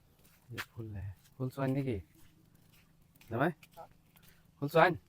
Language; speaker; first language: Hindi; non-native, local second language; Assamese